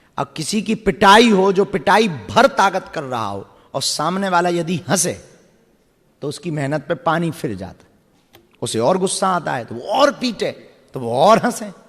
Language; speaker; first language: Hindi; native; Hindi